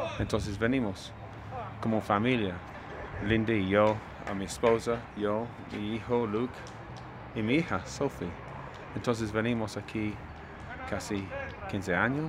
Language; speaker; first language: Spanish; non-native, learner; English